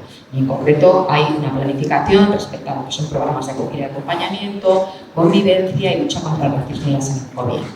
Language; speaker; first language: Spanish; native; Spanish